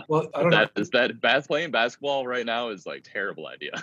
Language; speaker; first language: English; native; English